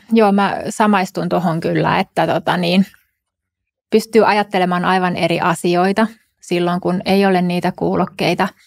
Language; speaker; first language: Finnish; native; Finnish